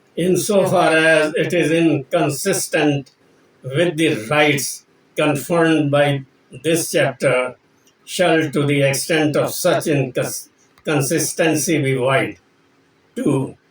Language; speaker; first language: English; non-native, local second language; Urdu